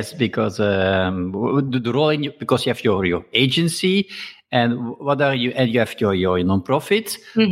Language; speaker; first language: English; non-native, fluent; Dutch